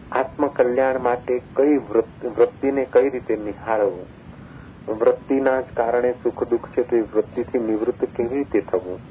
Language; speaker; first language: Gujarati; non-native, local second language; Sindhi